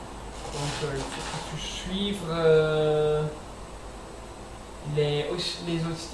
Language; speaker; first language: French; non-native, learner; English